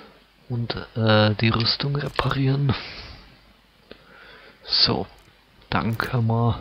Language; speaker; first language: German; native; German